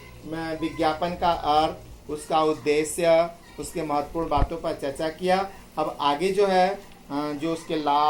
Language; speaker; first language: Hindi; native; Hindi